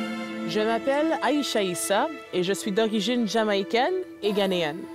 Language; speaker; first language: French; early bilingual, other home language; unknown